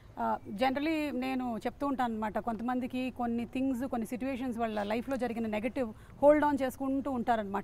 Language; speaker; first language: Telugu; native; Telugu